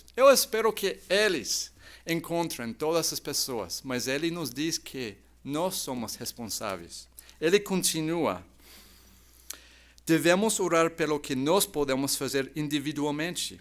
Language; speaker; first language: Portuguese; non-native, fluent; English